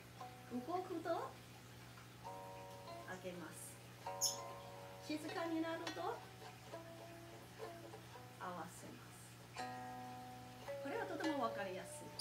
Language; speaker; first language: Japanese; non-native, fluent; Chinese